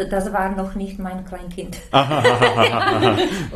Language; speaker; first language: German; non-native, learner; Czech